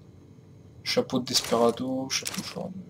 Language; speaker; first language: French; native; French